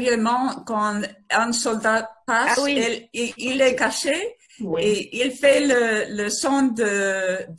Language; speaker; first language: French; non-native, learner; Spanish